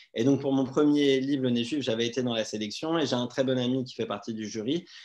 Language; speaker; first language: French; native; French